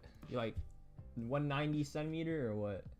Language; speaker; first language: English; native; English